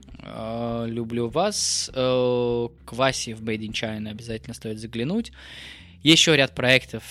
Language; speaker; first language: Russian; native; Russian